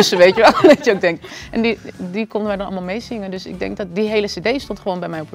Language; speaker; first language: Dutch; native; Dutch